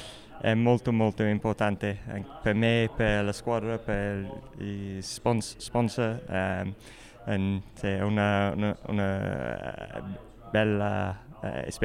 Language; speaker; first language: Italian; non-native, learner; English